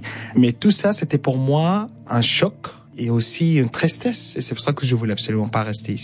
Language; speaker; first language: French; non-native, fluent; Arabic